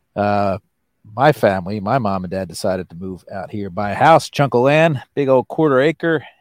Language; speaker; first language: English; native; English